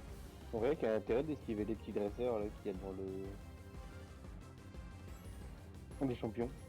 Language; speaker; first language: French; native; French